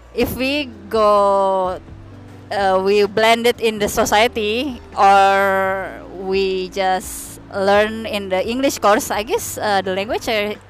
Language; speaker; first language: English; non-native, fluent; Indonesian